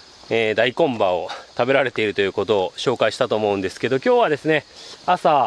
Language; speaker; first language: Japanese; native; Japanese